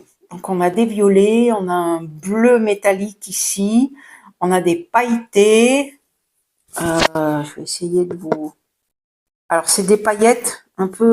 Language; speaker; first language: French; native; French